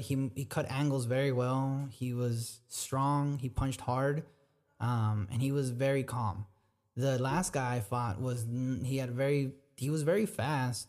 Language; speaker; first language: English; early bilingual, other home language; Spanish